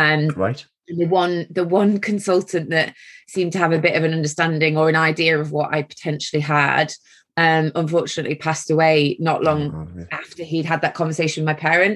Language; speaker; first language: English; native; English